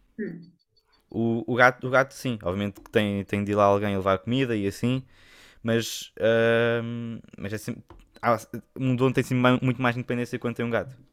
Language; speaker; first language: Portuguese; native; Portuguese